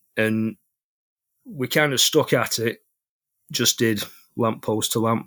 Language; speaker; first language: English; native; English